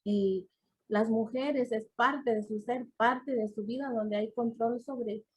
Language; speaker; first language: Spanish; native; Spanish